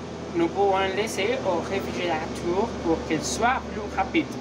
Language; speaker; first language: French; non-native, learner; Spanish